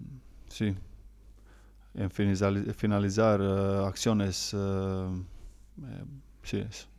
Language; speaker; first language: Spanish; non-native, learner; Croatian